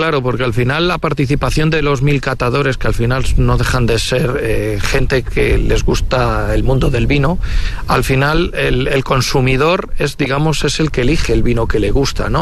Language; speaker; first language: Spanish; native; Spanish